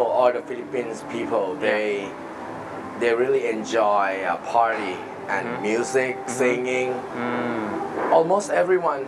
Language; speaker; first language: English; non-native, fluent; Thai